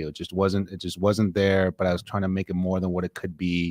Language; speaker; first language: English; native; English